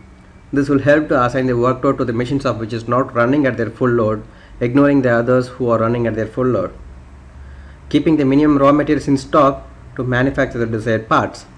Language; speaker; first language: English; non-native, local second language; Tamil